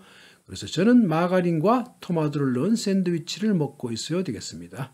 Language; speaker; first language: Korean; native; Korean